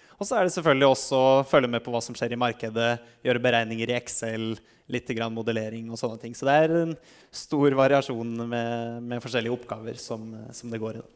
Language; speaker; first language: Norwegian; native; Norwegian